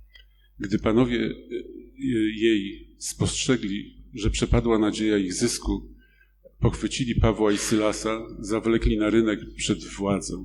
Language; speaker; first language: Polish; native; Polish